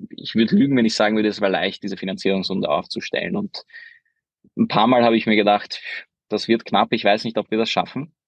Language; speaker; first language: German; early bilingual, other home language; Hungarian